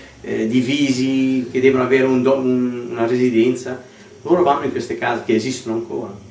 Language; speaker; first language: Italian; early bilingual, heritage; Italian